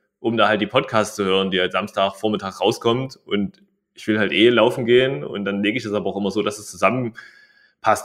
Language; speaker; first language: German; native; German